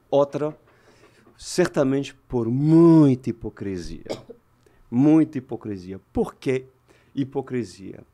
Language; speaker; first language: Portuguese; non-native, fluent; French